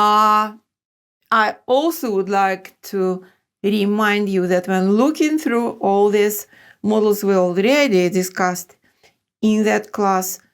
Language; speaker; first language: English; non-native, fluent; Russian